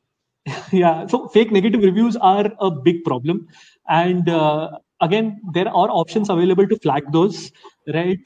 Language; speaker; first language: English; non-native, local second language; Hindi